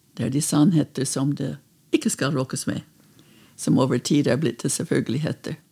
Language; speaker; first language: Norwegian; non-native, fluent; English